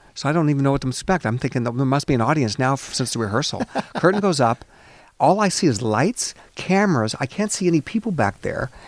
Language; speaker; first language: English; native; English